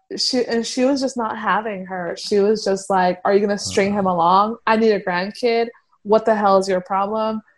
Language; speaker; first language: English; early bilingual, heritage; Persian